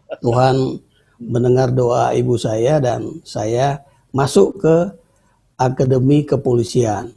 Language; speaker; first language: Indonesian; native; Indonesian